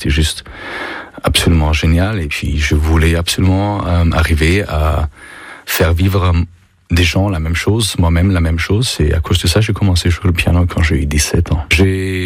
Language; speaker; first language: French; non-native, fluent; German